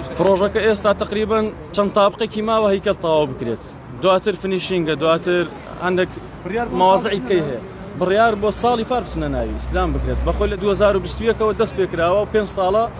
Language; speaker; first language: Central Kurdish; native; Central Kurdish